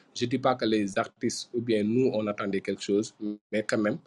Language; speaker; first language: French; non-native, local second language; Fula